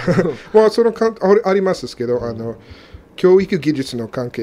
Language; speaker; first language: Japanese; non-native, fluent; English